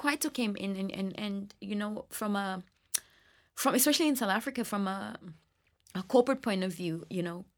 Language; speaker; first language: English; native; English